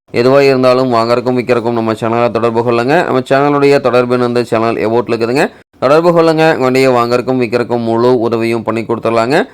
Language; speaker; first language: Tamil; native; Tamil